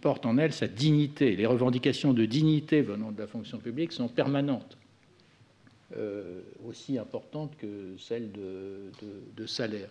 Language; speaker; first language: French; native; French